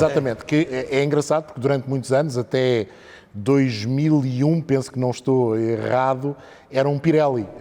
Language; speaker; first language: Portuguese; native; Portuguese